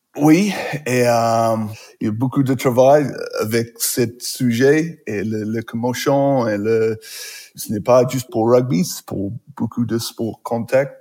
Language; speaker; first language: French; non-native, learner; English